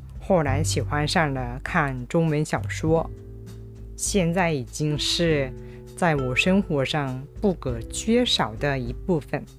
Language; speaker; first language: Chinese; non-native, fluent; Japanese